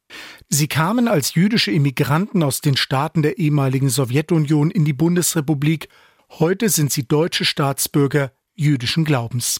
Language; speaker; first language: German; native; German